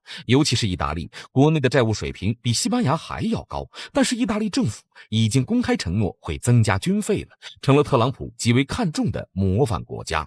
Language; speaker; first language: Chinese; native; Chinese